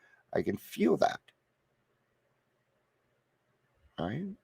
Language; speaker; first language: English; native; English